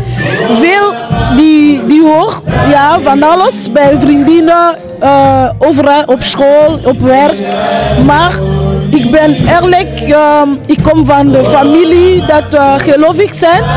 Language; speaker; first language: Dutch; early bilingual, other home language; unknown